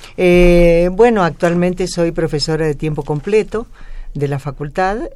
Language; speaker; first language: Spanish; native; Spanish